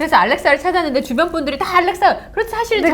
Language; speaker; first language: Korean; native; Korean